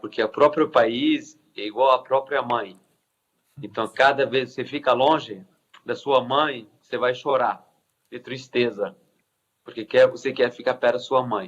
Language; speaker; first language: Portuguese; non-native, fluent; Arabic